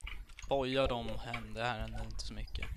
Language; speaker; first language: Swedish; native; Swedish